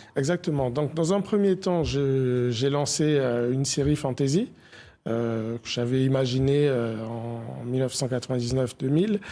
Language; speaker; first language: French; early bilingual, other home language; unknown